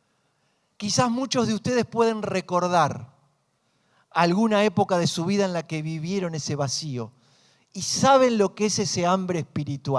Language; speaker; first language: Spanish; native; Spanish